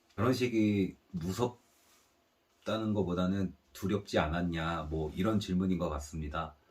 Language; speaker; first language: Korean; native; Korean